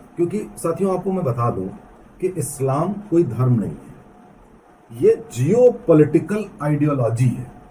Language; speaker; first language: Hindi; native; Hindi